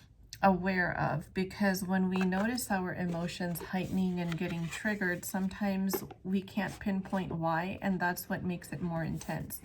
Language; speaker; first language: English; native; English